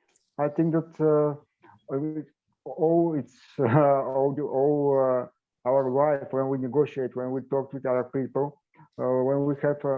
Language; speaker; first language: English; non-native, learner; Bulgarian